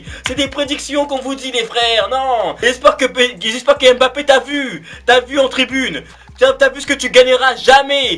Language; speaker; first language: French; native; French